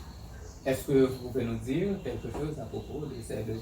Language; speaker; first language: French; native; French